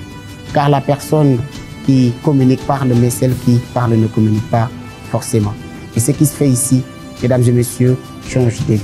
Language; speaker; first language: French; non-native, local second language; Wolof